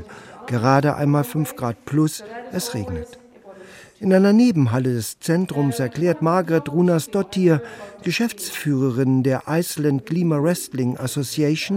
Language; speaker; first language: German; native; German